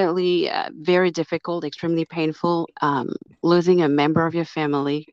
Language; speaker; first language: English; non-native, fluent; French